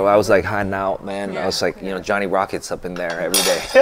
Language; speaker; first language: English; native; English